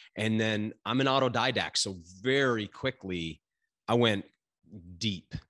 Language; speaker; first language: English; native; English